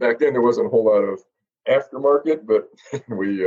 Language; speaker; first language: English; native; English